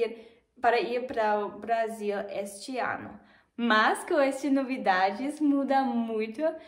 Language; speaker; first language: Portuguese; non-native, fluent; German